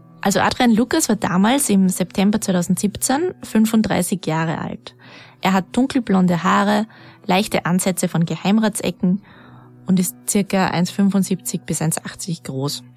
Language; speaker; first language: German; native; German